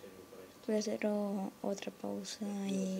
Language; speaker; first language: Spanish; native; Spanish